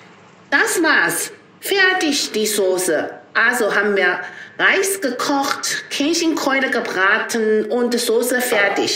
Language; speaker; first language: German; non-native, learner; Chinese